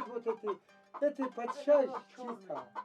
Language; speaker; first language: Russian; non-native, learner; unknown